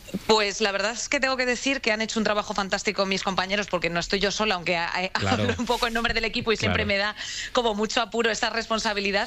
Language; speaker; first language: Spanish; native; Spanish